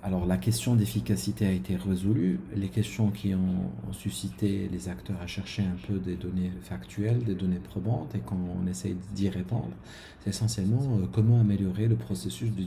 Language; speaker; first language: French; non-native, local second language; Arabic